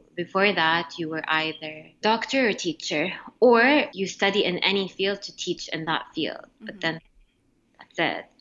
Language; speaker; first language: English; non-native, fluent; Arabic